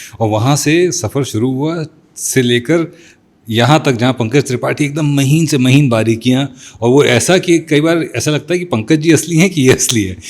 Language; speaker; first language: Hindi; native; Hindi